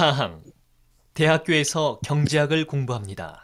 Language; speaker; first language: Korean; non-native, learner; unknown